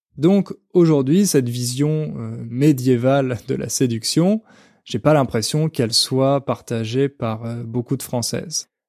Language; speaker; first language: French; native; French